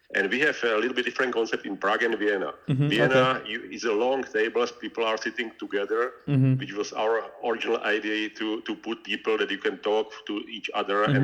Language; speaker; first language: English; non-native, learner; Czech